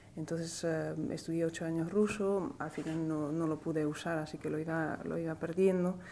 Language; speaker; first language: Spanish; non-native, fluent; Slovak